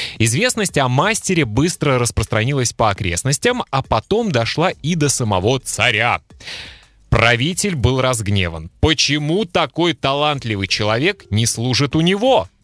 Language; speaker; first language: Russian; native; Russian